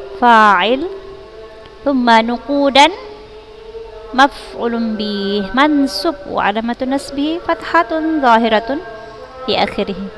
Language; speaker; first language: Arabic; non-native, fluent; Indonesian